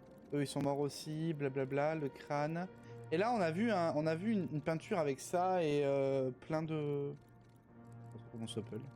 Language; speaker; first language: French; native; French